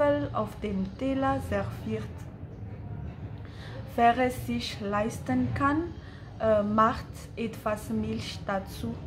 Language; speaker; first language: German; non-native, fluent; Malagasy